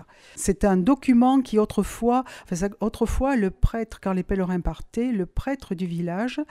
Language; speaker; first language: French; native; French